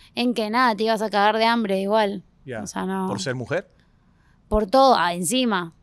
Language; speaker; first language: Spanish; native; Spanish